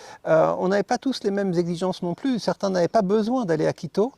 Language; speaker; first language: French; native; French